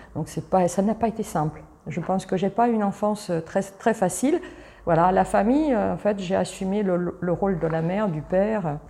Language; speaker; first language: French; early bilingual, other home language; Italian